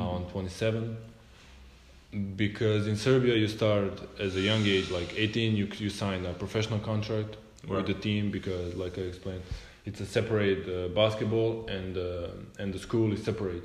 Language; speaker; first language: English; non-native, learner; Serbian